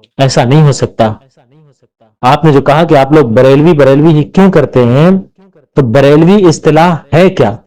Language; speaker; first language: Urdu; native; Urdu